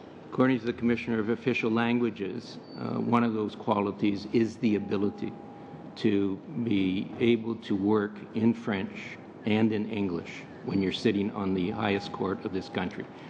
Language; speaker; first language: English; native; English